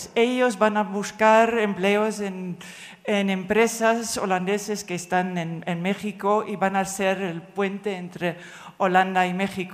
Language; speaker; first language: Spanish; non-native, fluent; Dutch